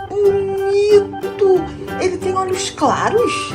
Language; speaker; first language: Portuguese; native; Portuguese